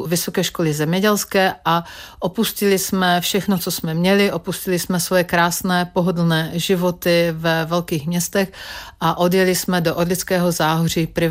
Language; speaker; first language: Czech; native; Czech